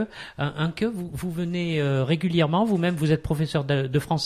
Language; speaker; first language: French; native; French